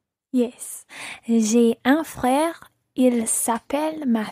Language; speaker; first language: French; non-native, learner; English